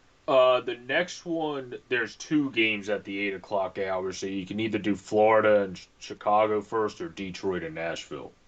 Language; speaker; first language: English; native; English